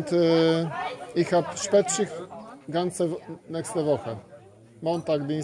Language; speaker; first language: German; non-native, learner; Polish